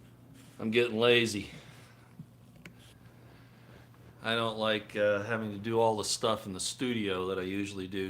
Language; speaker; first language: English; native; English